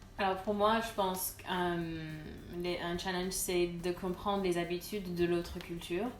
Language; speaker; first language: French; non-native, fluent; English